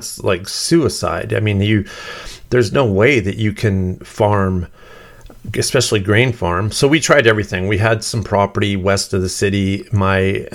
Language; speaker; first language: English; native; English